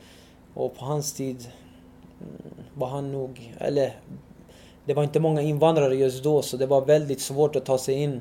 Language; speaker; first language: Swedish; early bilingual, other home language; Arabic